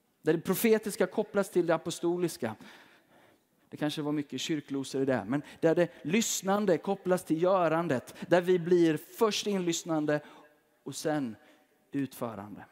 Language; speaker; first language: Swedish; native; Swedish